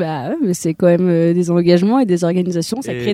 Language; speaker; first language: French; native; French